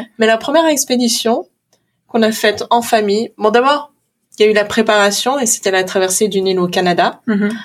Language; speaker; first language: French; early bilingual, other home language; English